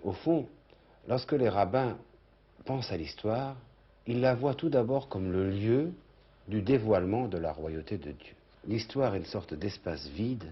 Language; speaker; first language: French; native; French